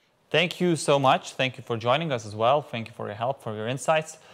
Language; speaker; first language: English; non-native, fluent; Lithuanian